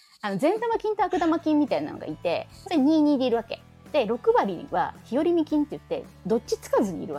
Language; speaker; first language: Japanese; native; Japanese